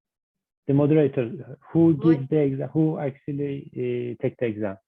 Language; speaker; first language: English; non-native, learner; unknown